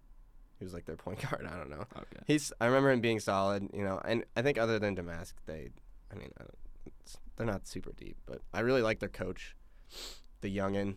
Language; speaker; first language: English; native; English